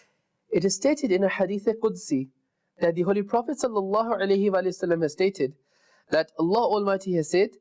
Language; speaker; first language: English; non-native, local second language; Urdu